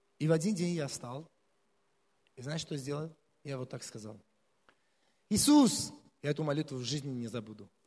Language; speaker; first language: Russian; non-native, local second language; Armenian